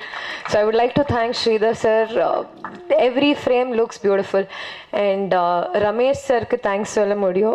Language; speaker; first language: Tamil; non-native, learner; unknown